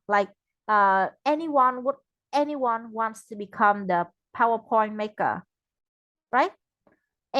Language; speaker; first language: English; non-native, fluent; Vietnamese